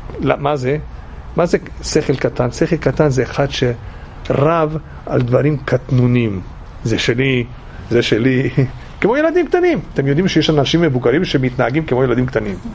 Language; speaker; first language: Hebrew; non-native, fluent; English